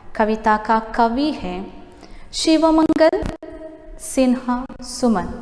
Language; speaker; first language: Hindi; non-native, local second language; Malayalam